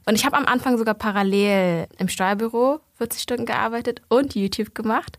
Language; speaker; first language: German; early bilingual, other home language; Vietnamese